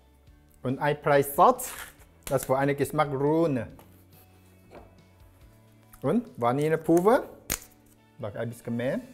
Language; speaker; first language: German; non-native, learner; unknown